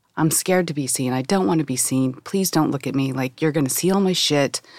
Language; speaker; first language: English; native; English